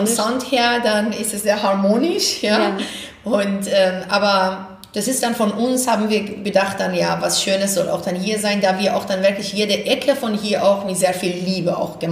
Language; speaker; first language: German; non-native, fluent; Persian